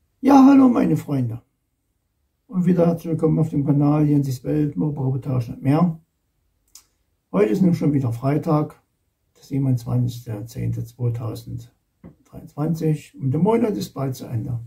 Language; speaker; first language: German; native; German